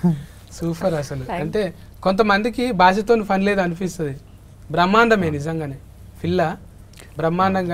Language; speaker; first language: Telugu; native; Telugu